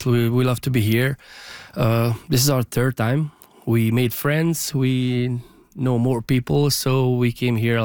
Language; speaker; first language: English; non-native, fluent; Romanian